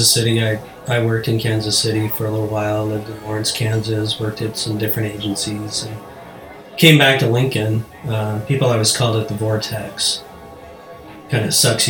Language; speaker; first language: English; native; English